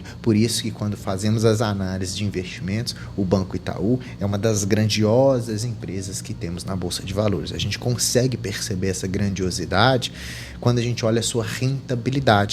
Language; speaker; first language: Portuguese; native; Portuguese